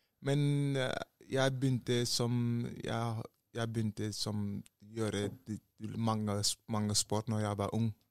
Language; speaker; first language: Norwegian; non-native, learner; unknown